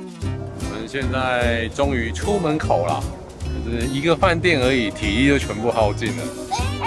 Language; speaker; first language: Chinese; native; Chinese